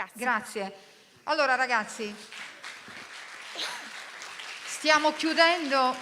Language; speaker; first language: Italian; native; Italian